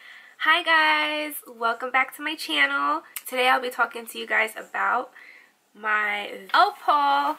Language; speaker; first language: English; native; English